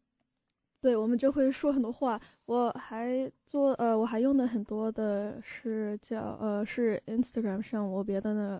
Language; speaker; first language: Chinese; early bilingual, heritage; Chinese